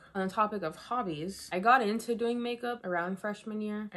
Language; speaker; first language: English; native; English